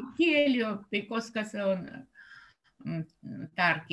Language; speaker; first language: Finnish; non-native, learner; Russian